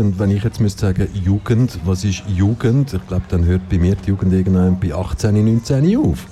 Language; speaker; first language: German; native; German